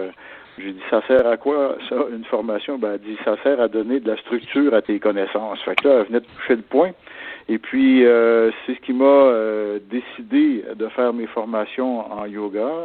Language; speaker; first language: French; native; French